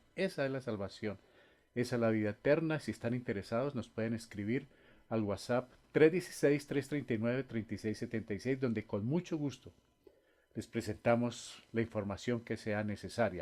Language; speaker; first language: Spanish; native; Spanish